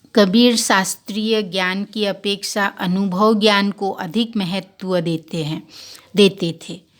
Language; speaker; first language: Hindi; non-native, local second language; Assamese